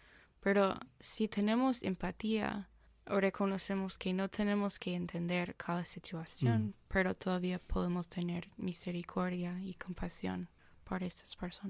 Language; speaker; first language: Spanish; non-native, fluent; English